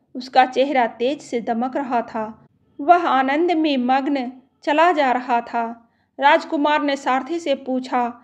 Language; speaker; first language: Hindi; native; Hindi